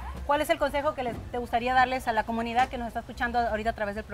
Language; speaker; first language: Spanish; native; Spanish